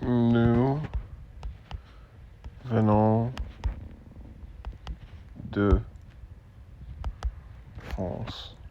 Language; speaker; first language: French; non-native, learner; English